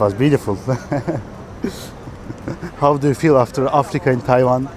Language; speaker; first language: English; non-native, learner; Turkish